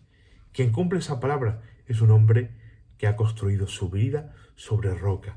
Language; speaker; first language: Spanish; native; Spanish